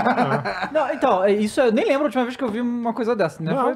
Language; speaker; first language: Portuguese; native; Portuguese